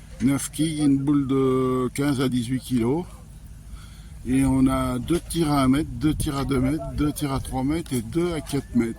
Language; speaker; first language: French; native; French